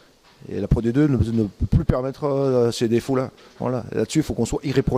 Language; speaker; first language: French; native; French